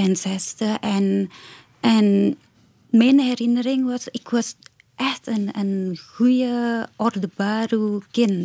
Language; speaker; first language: Dutch; non-native, fluent; Indonesian